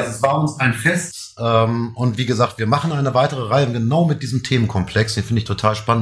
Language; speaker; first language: German; native; German